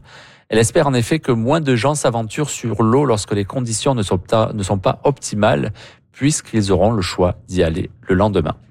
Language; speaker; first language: French; native; French